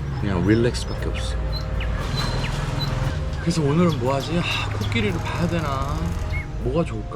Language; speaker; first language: Korean; native; Korean